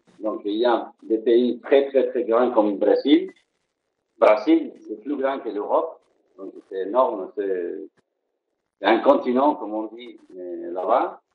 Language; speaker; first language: French; non-native, fluent; Spanish